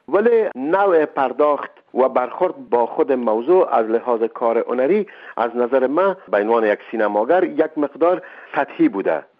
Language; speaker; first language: Persian; native; Persian